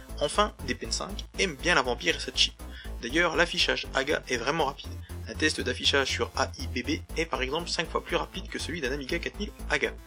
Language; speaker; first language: French; native; French